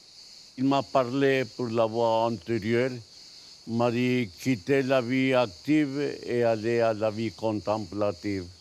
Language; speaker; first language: French; non-native, learner; Spanish